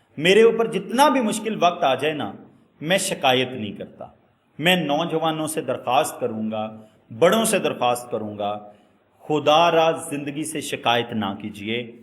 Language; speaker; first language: Urdu; non-native, local second language; Punjabi